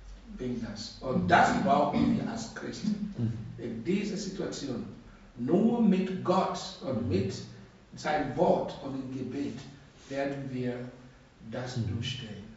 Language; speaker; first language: German; non-native, learner; Russian